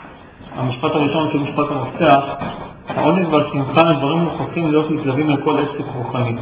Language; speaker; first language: Hebrew; native; Hebrew